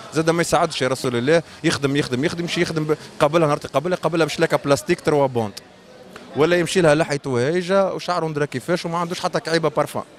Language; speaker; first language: Arabic; native; Arabic